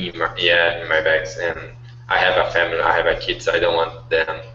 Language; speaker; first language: English; non-native, learner; Portuguese